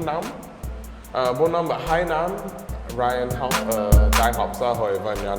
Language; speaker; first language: Vietnamese; non-native, learner; English